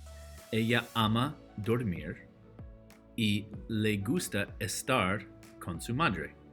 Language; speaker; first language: Spanish; non-native, fluent; English